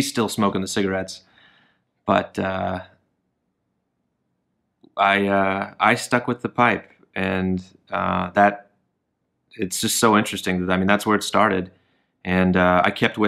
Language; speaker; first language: English; native; English